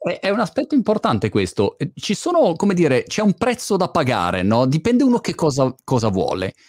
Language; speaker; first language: Italian; native; Italian